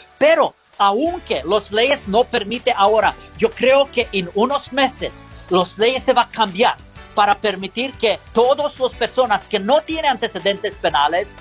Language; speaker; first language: Spanish; non-native, learner; English